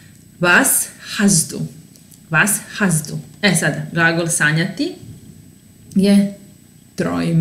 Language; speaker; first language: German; non-native, fluent; Serbian